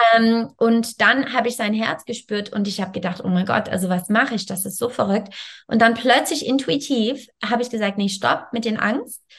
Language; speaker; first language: German; non-native, fluent; English